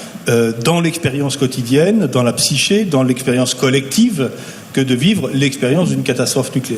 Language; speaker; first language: French; native; French